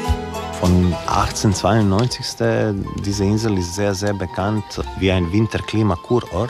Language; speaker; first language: German; non-native, learner; Croatian